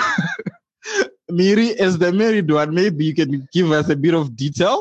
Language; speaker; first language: English; non-native, local second language; Shona